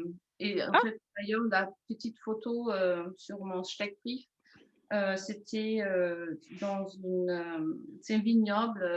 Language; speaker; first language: French; non-native, fluent; German